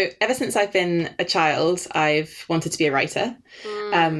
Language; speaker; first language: English; non-native, fluent; Danish